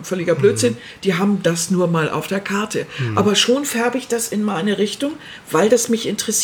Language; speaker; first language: German; native; German